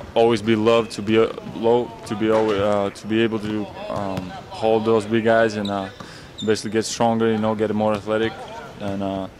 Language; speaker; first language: English; non-native, fluent; Latvian